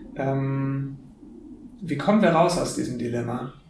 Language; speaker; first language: German; native; German